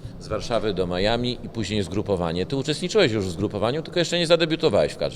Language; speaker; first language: Polish; native; Polish